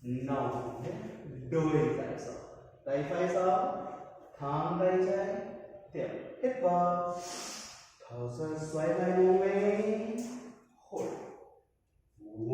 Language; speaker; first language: Vietnamese; non-native, learner; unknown